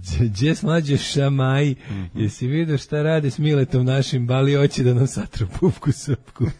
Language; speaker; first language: Serbian; native; Serbian